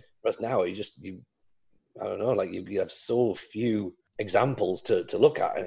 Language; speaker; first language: English; native; English